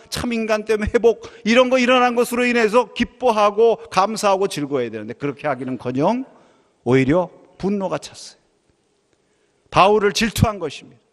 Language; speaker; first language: Korean; native; Korean